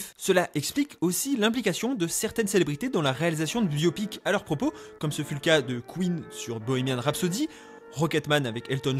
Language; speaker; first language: French; native; French